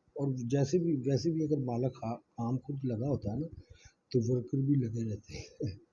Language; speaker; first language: Urdu; non-native, local second language; Punjabi